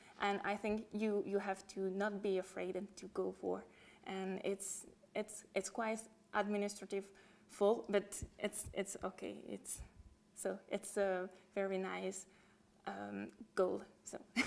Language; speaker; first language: English; non-native, fluent; French